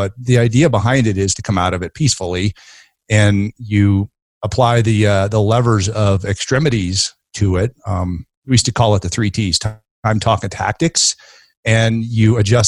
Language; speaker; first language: English; native; English